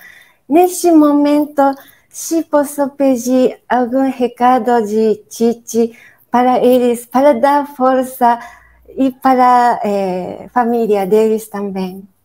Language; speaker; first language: Portuguese; non-native, fluent; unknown